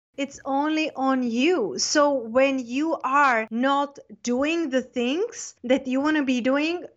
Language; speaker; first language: English; non-native, fluent; Czech